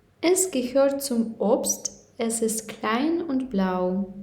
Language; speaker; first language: German; non-native, fluent; Ukrainian